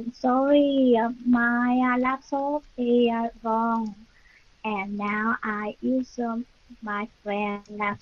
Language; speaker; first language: English; non-native, learner; Vietnamese